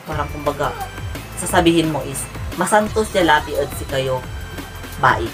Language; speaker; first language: Filipino; non-native, local second language; Pangasinan